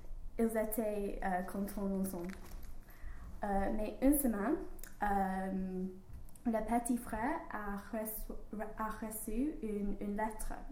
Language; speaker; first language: French; non-native, learner; English